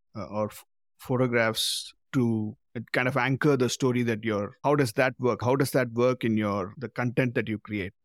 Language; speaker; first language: English; non-native, local second language; Tamil